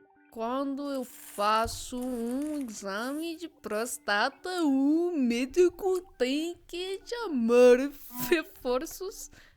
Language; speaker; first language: Portuguese; non-native, learner; English